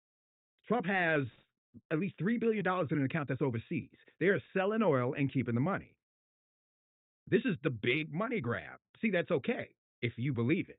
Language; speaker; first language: English; native; English